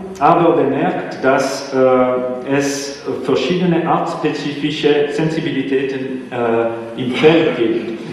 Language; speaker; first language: German; non-native, local second language; French